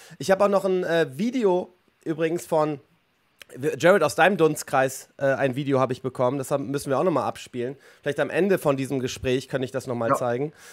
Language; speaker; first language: German; native; German